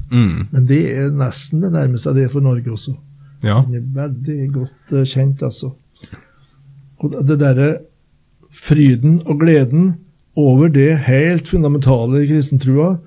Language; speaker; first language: Norwegian; native; Norwegian